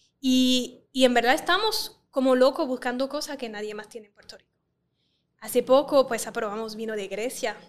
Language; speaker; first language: Spanish; non-native, fluent; French